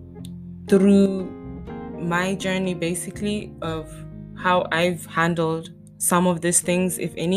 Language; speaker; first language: English; non-native, local second language; Tswana